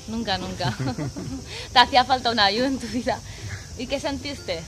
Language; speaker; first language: Spanish; native; Spanish